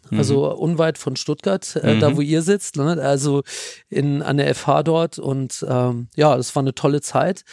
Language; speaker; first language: German; native; German